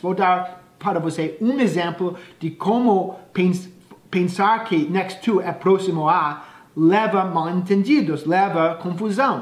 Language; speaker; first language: Portuguese; non-native, fluent; English